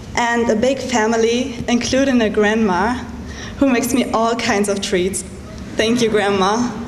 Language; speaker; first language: English; non-native, fluent; German